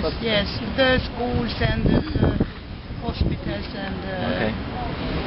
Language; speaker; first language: English; non-native, learner; Swedish